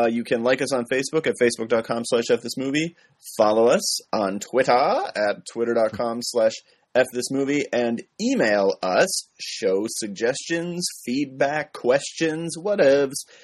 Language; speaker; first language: English; native; English